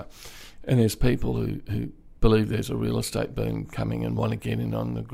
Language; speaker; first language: English; native; English